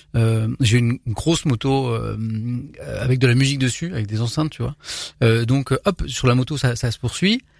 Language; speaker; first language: French; native; French